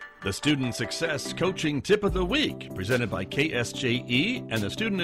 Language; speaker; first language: English; native; English